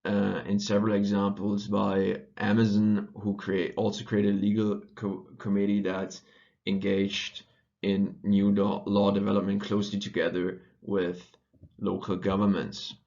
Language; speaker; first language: English; non-native, fluent; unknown